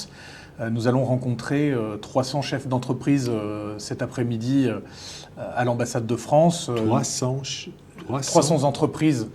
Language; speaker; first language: French; native; French